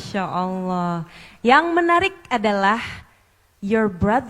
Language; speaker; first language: Indonesian; native; Indonesian